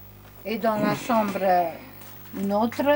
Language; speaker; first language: French; non-native, learner; Romanian